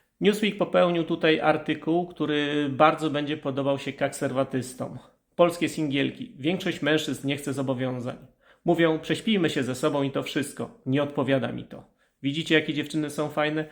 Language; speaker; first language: Polish; native; Polish